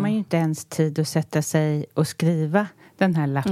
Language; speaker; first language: Swedish; native; Swedish